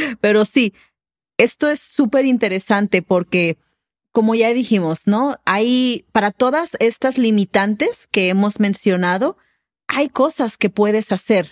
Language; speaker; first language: Spanish; native; Spanish